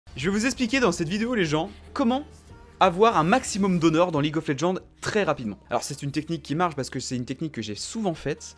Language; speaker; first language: French; native; French